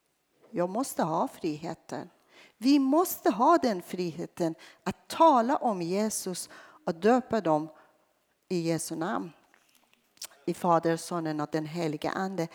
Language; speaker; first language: Swedish; non-native, fluent; Persian